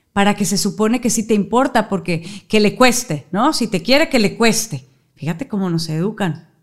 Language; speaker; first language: Spanish; native; Spanish